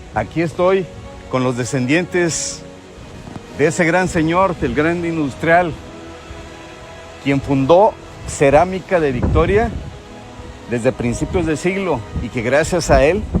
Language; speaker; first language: Spanish; native; Spanish